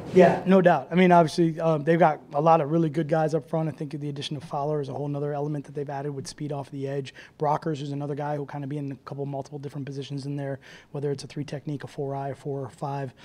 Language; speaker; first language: English; native; English